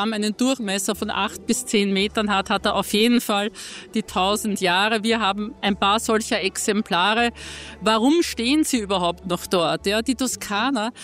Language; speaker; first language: German; native; German